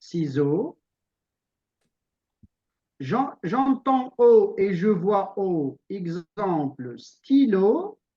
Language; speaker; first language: French; non-native, local second language; Arabic